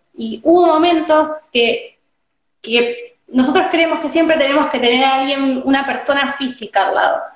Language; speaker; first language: Spanish; native; Spanish